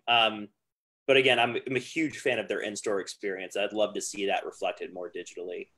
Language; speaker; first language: English; native; English